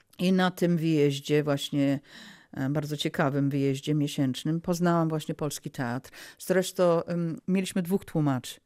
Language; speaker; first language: Polish; early bilingual, heritage; Polish